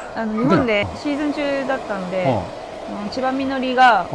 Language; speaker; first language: Japanese; native; Japanese